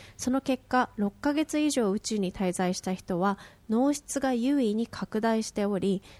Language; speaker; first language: Japanese; native; Japanese